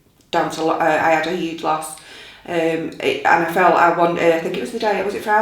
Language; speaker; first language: English; native; English